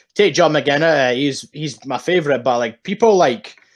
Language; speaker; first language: English; native; English